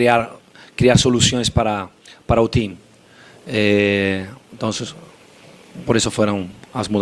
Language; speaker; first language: Portuguese; non-native, fluent; Spanish